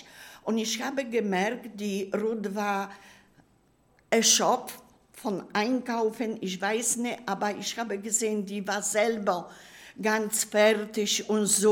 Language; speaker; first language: German; non-native, learner; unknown